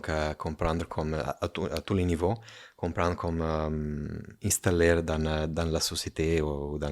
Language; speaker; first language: French; non-native, fluent; Italian